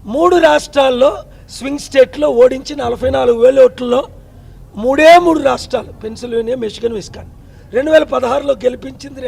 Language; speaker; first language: Telugu; native; Telugu